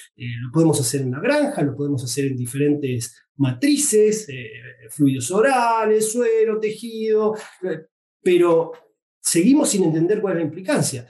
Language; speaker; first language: Spanish; native; Spanish